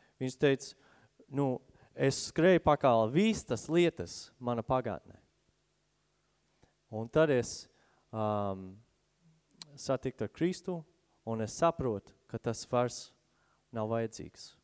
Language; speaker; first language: Latvian; non-native, fluent; English